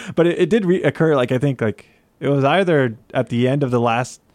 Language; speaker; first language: English; native; English